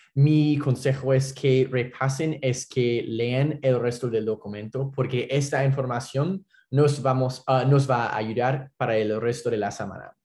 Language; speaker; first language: Spanish; non-native, fluent; English